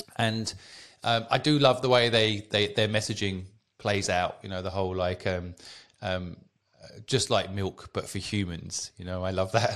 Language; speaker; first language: English; native; English